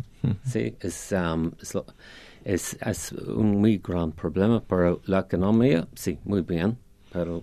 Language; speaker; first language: Spanish; non-native, fluent; English